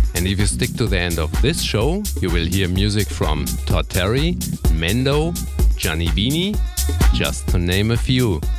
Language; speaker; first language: English; non-native, fluent; German